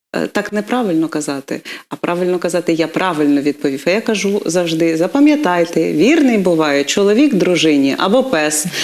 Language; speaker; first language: Ukrainian; non-native, local second language; Russian